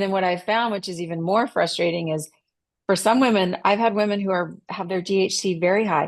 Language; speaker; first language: English; native; English